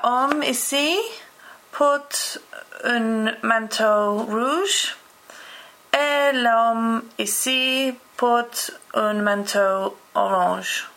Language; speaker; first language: French; non-native, learner; English